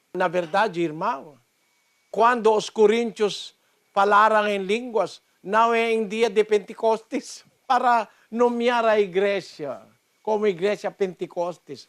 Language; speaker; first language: Portuguese; non-native, learner; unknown